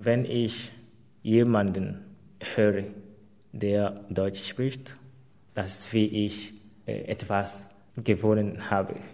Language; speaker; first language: German; non-native, fluent; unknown